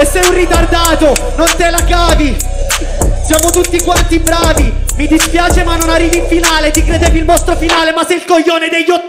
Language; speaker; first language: Italian; native; Italian